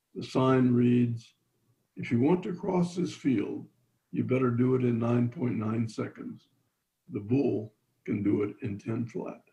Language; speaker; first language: English; native; English